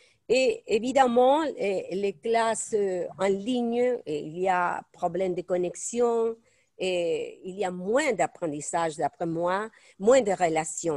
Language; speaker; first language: French; non-native, fluent; Spanish